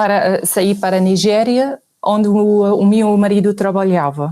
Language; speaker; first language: Portuguese; non-native, fluent; Arabic